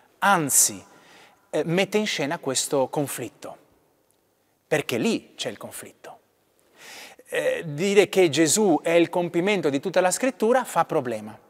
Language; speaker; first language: Italian; native; Italian